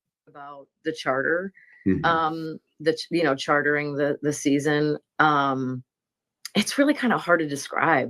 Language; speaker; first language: English; native; English